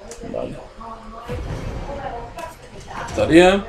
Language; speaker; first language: Spanish; native; Spanish